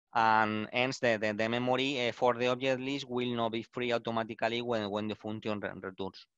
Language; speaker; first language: English; non-native, learner; Spanish